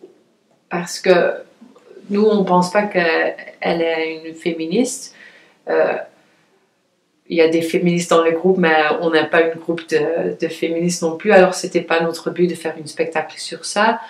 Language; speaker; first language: French; non-native, fluent; Dutch